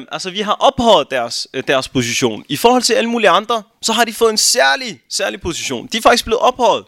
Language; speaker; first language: Danish; early bilingual, other home language; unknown